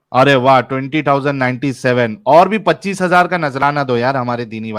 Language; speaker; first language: Hindi; native; Hindi